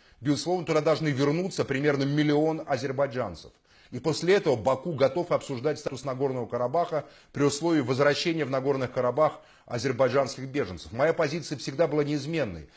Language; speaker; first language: Russian; native; Russian